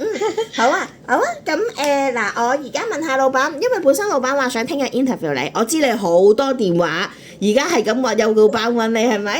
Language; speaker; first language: Cantonese; native; Cantonese